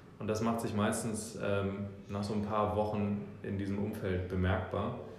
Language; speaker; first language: German; early bilingual, other home language; English